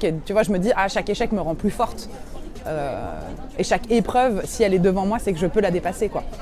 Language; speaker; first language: French; native; French